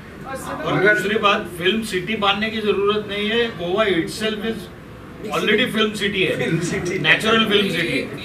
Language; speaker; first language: Hindi; native; Hindi